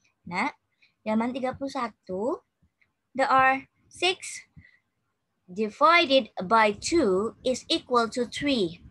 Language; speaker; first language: English; non-native, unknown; Indonesian